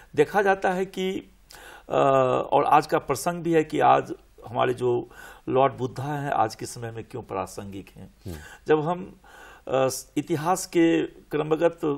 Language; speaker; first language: Hindi; native; Hindi